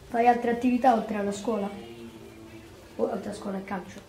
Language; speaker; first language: Italian; native; Italian